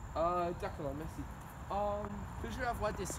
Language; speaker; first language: French; non-native, learner; English